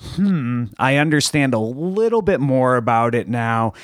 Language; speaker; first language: English; native; English